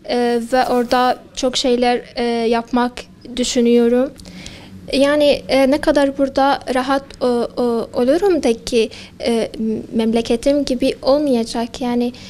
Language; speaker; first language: Turkish; non-native, fluent; Kurdish